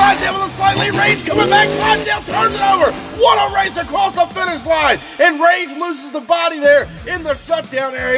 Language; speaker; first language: English; native; English